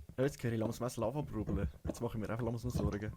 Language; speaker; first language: German; native; German